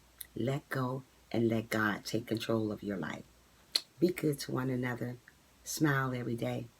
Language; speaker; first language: English; native; English